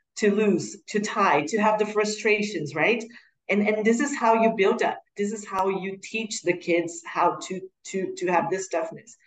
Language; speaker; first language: English; non-native, fluent; Portuguese